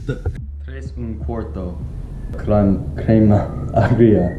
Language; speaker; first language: Spanish; non-native, learner; English